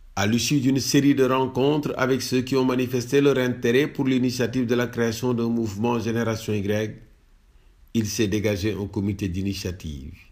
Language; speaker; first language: French; non-native, local second language; Wolof